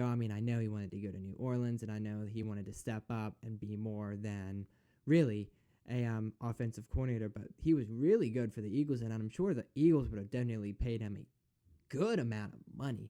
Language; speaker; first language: English; native; English